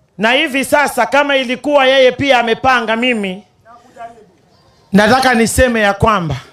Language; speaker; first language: Swahili; non-native, local second language; Giryama